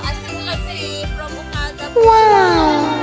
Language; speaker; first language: English; non-native, local second language; Filipino